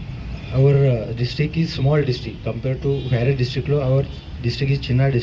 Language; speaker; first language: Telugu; non-native, learner; Hindi